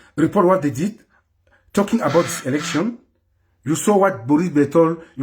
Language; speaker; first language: English; non-native, local second language; French